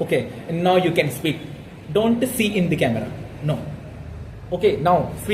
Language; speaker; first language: English; non-native, fluent; Hindi